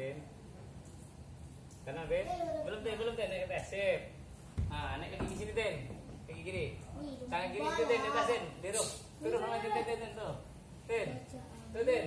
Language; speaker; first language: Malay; non-native, local second language; Minangkabau